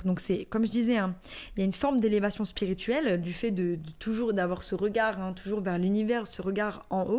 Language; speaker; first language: French; native; French